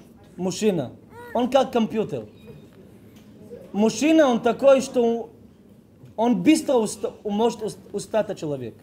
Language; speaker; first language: Russian; early bilingual, heritage; Hebrew